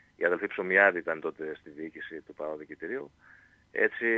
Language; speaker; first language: Greek; native; Greek